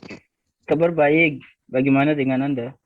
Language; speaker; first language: Indonesian; non-native, learner; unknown